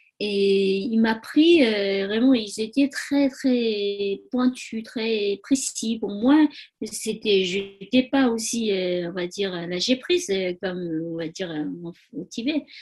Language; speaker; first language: French; non-native, learner; Tibetan